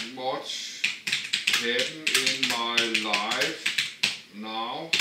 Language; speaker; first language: English; non-native, learner; Danish